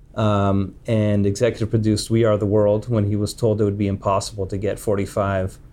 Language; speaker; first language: English; native; English